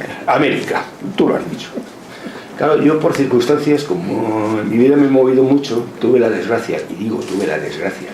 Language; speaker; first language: Spanish; native; Spanish